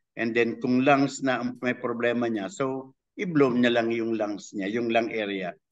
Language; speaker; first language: Filipino; native; Filipino